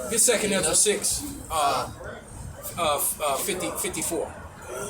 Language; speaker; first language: English; native; English